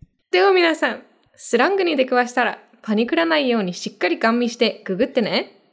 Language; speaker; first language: Japanese; native; Japanese